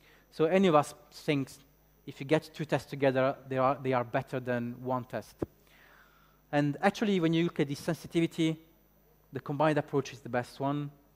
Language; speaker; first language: English; non-native, fluent; Italian